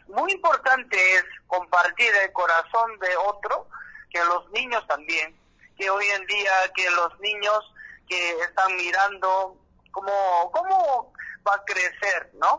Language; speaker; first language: Spanish; non-native, learner; Korean